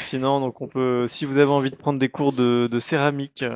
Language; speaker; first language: French; native; French